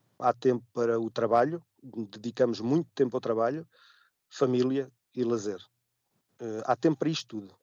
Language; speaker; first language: Portuguese; native; Portuguese